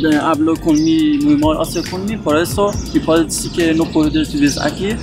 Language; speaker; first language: Spanish; non-native, learner; Persian